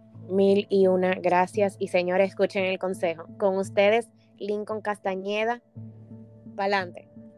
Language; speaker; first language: Spanish; native; Spanish